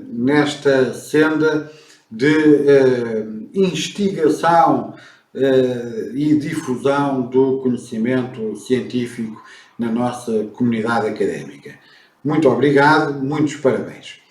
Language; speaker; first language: Portuguese; native; Portuguese